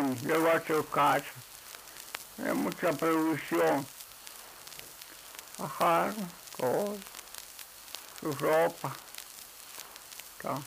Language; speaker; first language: Spanish; non-native, local second language; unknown